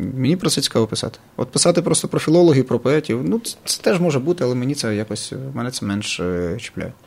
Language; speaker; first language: Ukrainian; native; Ukrainian